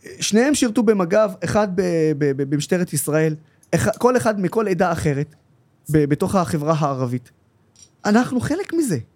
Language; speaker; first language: Hebrew; non-native, local second language; Arabic